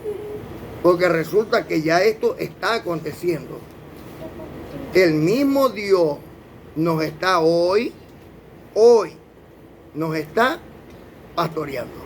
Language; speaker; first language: Spanish; native; Spanish